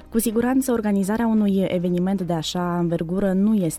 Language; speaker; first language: Romanian; native; Romanian